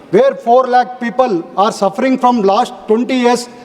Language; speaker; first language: English; non-native, local second language; Telugu